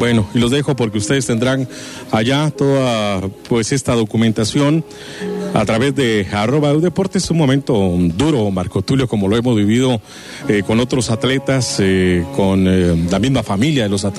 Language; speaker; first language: Spanish; native; Spanish